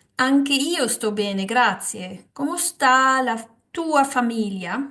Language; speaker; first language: Italian; non-native, learner; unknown